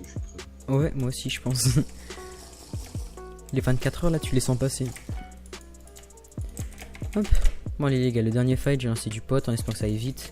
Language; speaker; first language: French; native; French